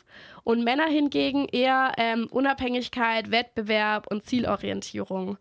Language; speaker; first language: German; native; German